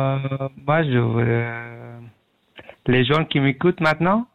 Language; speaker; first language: French; non-native, learner; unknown